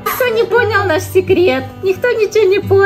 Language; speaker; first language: Russian; native; Russian